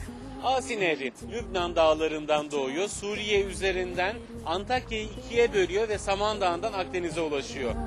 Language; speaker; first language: Turkish; native; Turkish